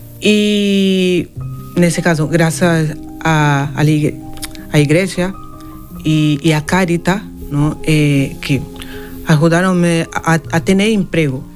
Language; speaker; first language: Spanish; non-native, learner; Portuguese